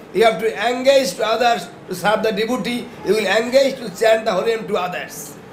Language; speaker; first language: English; non-native, local second language; Bangla